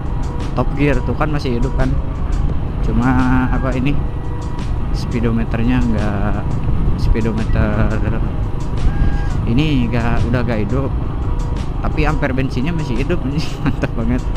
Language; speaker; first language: Indonesian; non-native, local second language; Sundanese